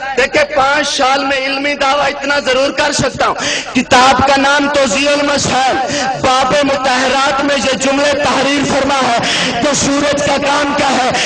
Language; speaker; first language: Urdu; non-native, local second language; Saraiki